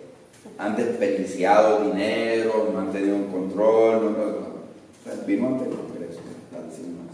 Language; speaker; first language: Spanish; early bilingual, other home language; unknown